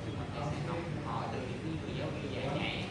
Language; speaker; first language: Vietnamese; native; Vietnamese